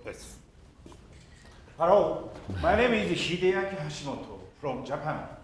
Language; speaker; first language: English; non-native, learner; Japanese